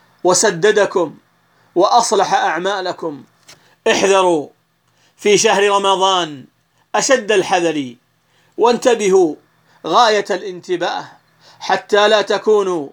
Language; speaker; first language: Arabic; native; Arabic